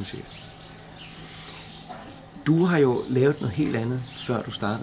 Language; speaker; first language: Danish; native; Danish